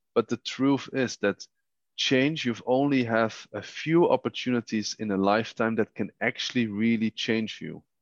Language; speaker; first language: English; non-native, fluent; Dutch